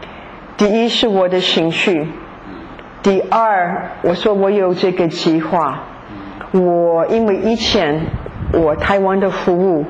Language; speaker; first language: Chinese; non-native, fluent; English